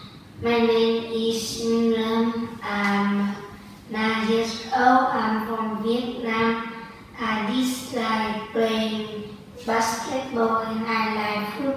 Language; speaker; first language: English; non-native, learner; Vietnamese